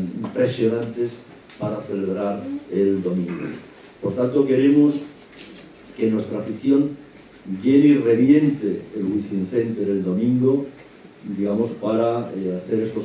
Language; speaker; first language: Spanish; native; Spanish